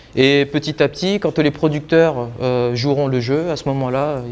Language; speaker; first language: French; native; French